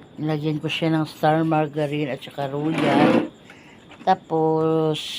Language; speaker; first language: Filipino; non-native, local second language; Cebuano